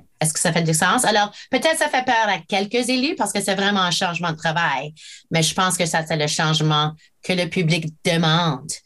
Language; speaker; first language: French; non-native, local second language; English